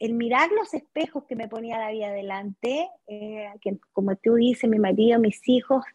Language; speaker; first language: Spanish; native; Spanish